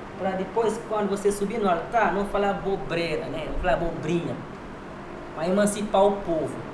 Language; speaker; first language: Portuguese; non-native, local second language; Kabuverdianu